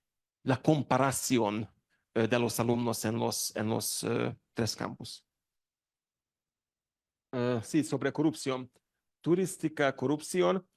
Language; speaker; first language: Spanish; non-native, learner; Hungarian